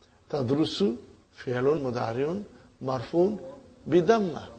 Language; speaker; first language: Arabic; non-native, fluent; Urdu